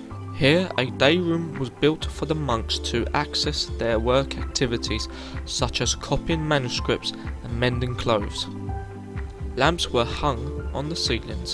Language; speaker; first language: English; non-native, fluent; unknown